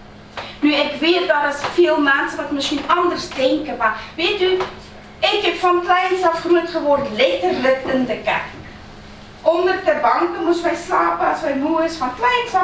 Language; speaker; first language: Dutch; non-native, fluent; Afrikaans